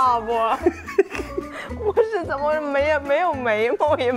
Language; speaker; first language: Chinese; native; Chinese